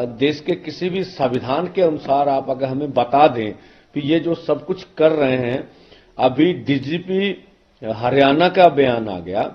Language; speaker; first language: Hindi; non-native, local second language; Punjabi